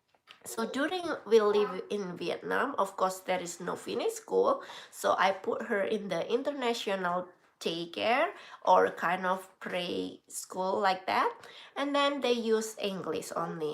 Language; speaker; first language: English; non-native, learner; Indonesian